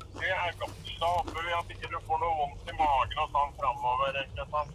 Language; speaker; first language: Norwegian; non-native, learner; Thai